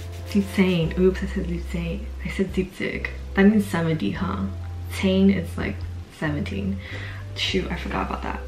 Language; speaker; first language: English; early bilingual, other home language; Chinese